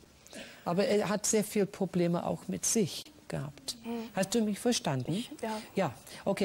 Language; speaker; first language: German; non-native, fluent; English